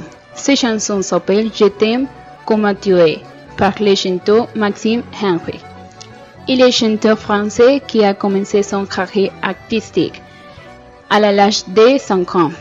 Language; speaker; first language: French; non-native, learner; Spanish